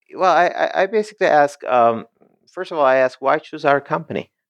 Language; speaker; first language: English; non-native, fluent; Turkish